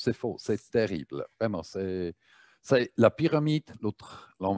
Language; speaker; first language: French; non-native, fluent; German